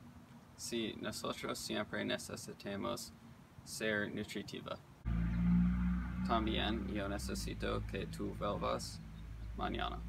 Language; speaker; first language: Spanish; non-native, learner; English